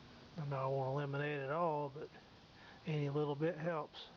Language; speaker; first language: English; native; English